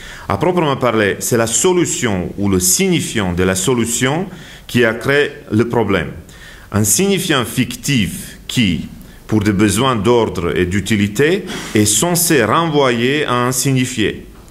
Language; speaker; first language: French; non-native, fluent; Serbian